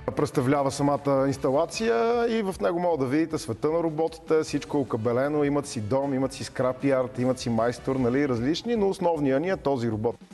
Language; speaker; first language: Bulgarian; native; Bulgarian